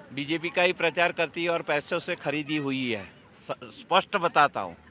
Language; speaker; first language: Hindi; non-native, local second language; Gujarati